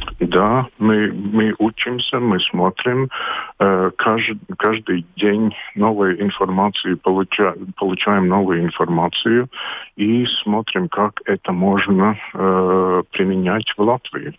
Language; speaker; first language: Russian; non-native, local second language; Latvian